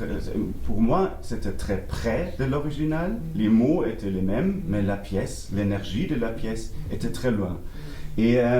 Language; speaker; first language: French; non-native, learner; German